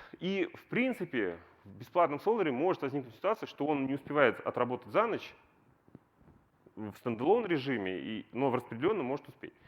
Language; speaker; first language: Russian; native; Russian